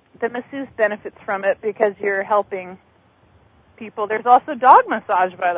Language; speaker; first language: English; native; English